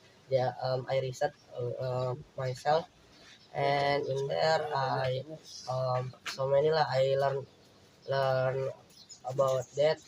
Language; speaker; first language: English; non-native, learner; Indonesian